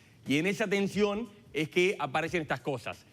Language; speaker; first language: Spanish; native; Spanish